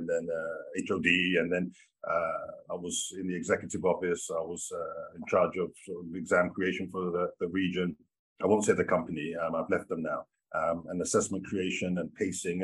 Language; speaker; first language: English; native; English